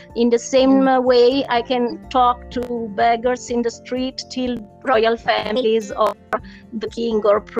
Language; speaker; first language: English; non-native, fluent; Italian